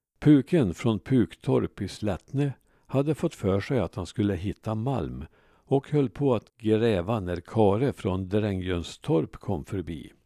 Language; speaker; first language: Swedish; native; Swedish